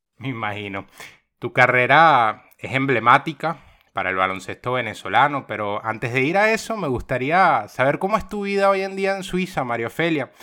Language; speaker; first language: Spanish; native; Spanish